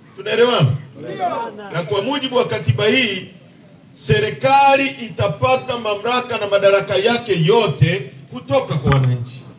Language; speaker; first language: Swahili; native; Swahili